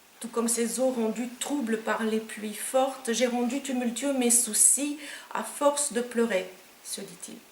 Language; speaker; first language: French; non-native, fluent; Romanian